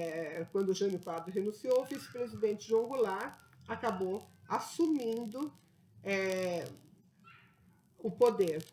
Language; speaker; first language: Portuguese; native; Portuguese